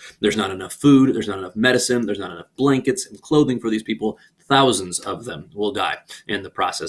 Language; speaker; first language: English; native; English